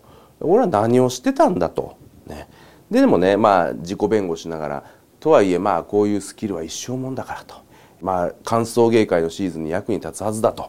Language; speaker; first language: Japanese; native; Japanese